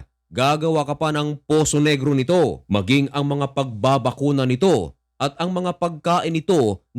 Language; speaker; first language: Filipino; native; Filipino